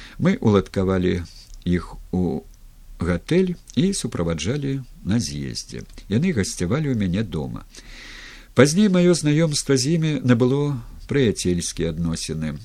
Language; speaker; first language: Belarusian; native; Belarusian